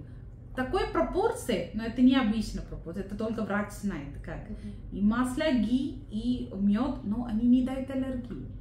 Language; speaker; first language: Russian; non-native, learner; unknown